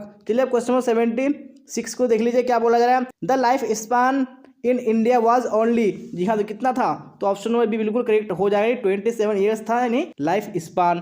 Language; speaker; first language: Hindi; native; Hindi